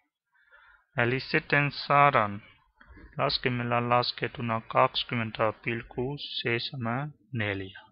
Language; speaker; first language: Finnish; non-native, learner; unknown